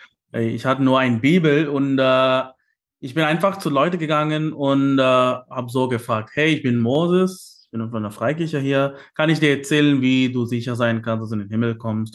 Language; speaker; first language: German; non-native, fluent; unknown